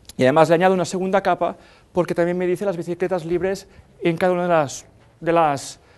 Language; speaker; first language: Spanish; native; Spanish